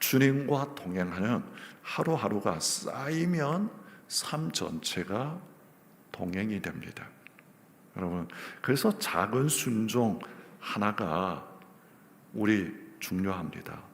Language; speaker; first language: Korean; native; Korean